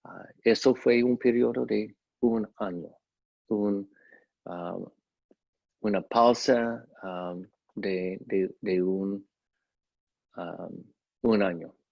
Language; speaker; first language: Spanish; non-native, fluent; English